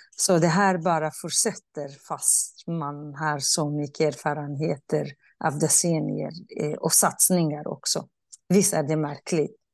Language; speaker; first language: Swedish; non-native, fluent; Central Kurdish